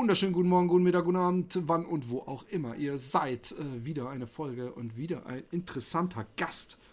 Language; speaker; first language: German; native; German